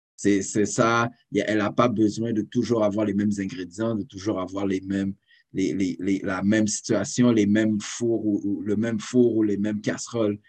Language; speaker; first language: French; native; French